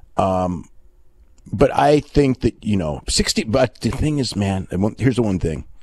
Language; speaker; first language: English; native; English